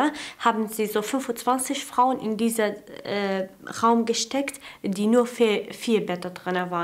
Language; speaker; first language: German; non-native, fluent; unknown